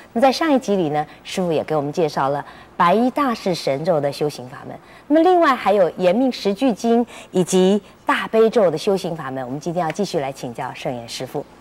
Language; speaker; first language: Chinese; native; Chinese